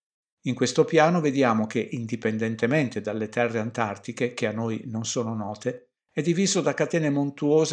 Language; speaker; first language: Italian; native; Italian